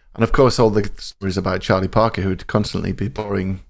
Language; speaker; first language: English; native; English